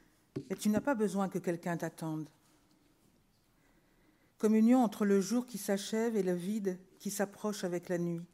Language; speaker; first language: French; native; French